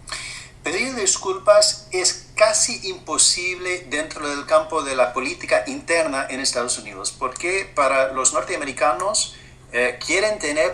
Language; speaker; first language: Spanish; non-native, fluent; English